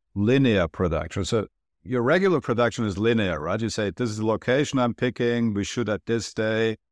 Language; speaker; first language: English; non-native, fluent; Turkish